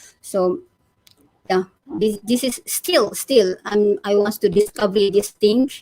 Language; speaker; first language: English; non-native, learner; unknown